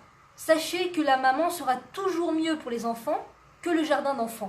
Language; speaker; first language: French; native; French